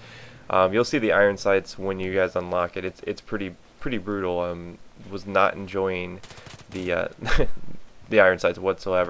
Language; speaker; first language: English; native; English